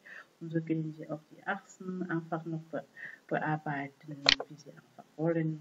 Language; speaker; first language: German; non-native, fluent; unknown